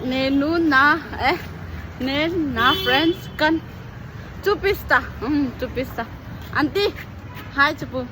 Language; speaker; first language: Telugu; non-native, learner; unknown